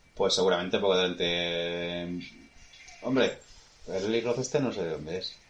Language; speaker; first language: Spanish; native; Spanish